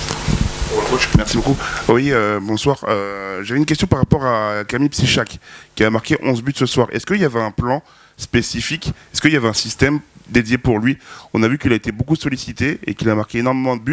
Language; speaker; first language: French; native; French